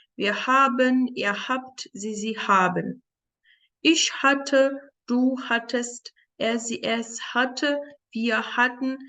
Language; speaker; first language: German; non-native, fluent; Ukrainian